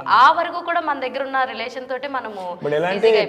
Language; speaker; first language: Telugu; native; Telugu